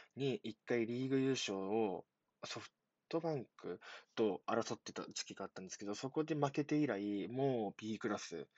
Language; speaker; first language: Japanese; native; Japanese